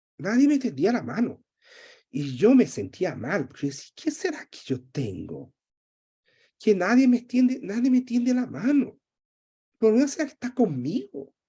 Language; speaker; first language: Spanish; early bilingual, heritage; Spanish